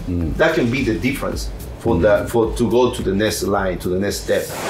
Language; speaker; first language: English; non-native, fluent; Spanish